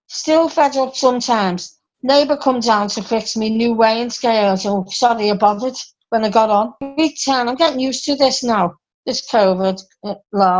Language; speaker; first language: English; native; English